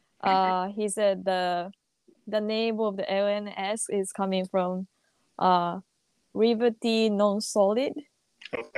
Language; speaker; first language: English; non-native, learner; Japanese